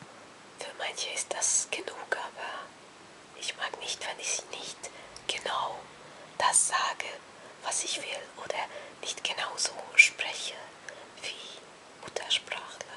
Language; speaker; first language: German; non-native, fluent; Hungarian